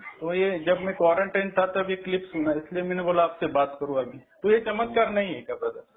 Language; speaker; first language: Hindi; non-native, local second language; Marathi